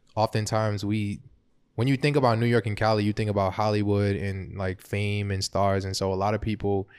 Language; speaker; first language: English; early bilingual, other home language; Haitian Creole